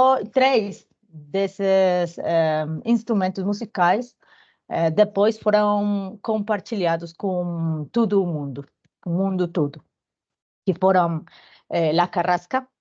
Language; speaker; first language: Portuguese; non-native, learner; Spanish